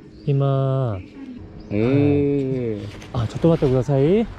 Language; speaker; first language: Japanese; non-native, learner; Korean